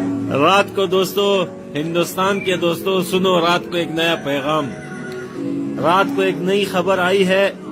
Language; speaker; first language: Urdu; non-native, fluent; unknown